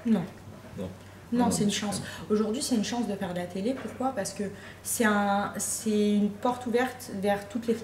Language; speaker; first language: French; native; French